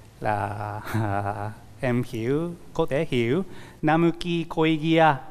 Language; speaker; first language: Vietnamese; non-native, learner; Japanese